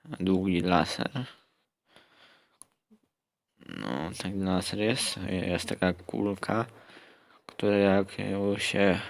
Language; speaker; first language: Polish; native; Polish